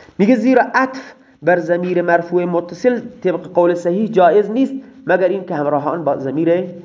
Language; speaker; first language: Persian; non-native, local second language; Baluchi